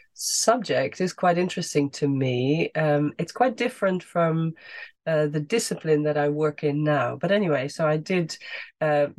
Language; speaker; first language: English; non-native, fluent; Dutch